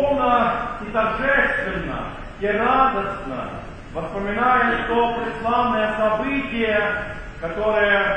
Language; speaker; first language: Russian; native; Russian